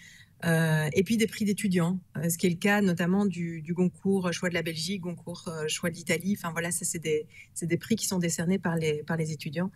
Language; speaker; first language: French; native; French